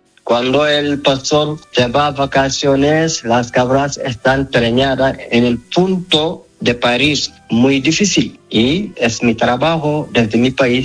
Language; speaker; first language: Spanish; non-native, learner; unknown